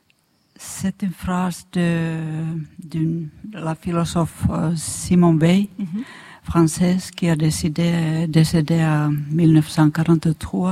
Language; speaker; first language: French; non-native, fluent; Finnish